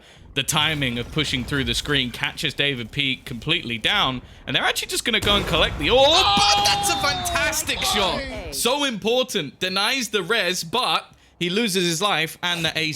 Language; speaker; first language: English; native; English